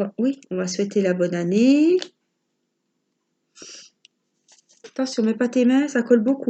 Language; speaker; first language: French; native; French